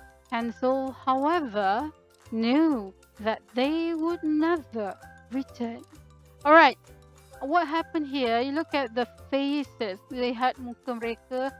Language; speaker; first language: English; non-native, local second language; Malay